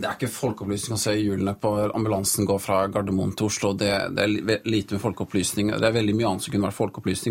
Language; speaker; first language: Norwegian; native; Norwegian